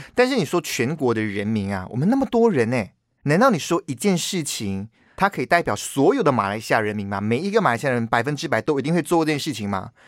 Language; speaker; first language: Chinese; native; Chinese